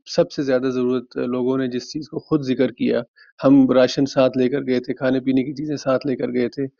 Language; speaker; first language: Urdu; native; Urdu